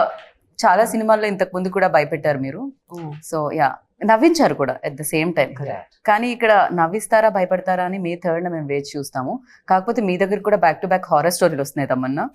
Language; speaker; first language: Telugu; native; Telugu